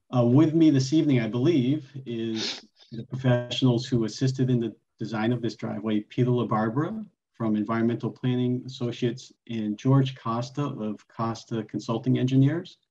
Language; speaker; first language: English; native; English